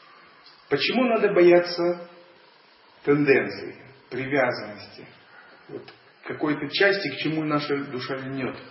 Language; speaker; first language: Russian; native; Russian